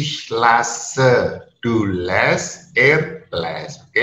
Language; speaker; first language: German; non-native, learner; Indonesian